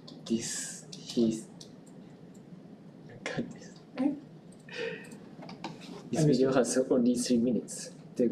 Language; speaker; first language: English; non-native, local second language; Japanese